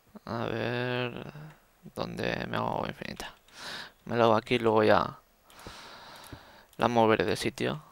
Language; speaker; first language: Spanish; native; Spanish